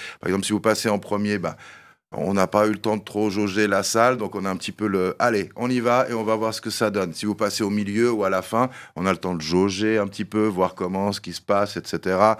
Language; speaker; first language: French; early bilingual, other home language; Kabyle